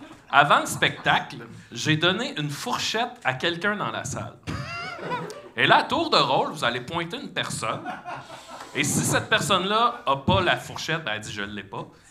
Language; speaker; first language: French; native; French